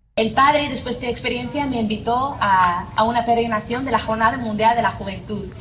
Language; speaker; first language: Spanish; non-native, fluent; English